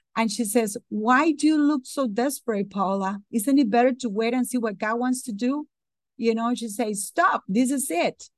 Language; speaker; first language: English; non-native, fluent; Spanish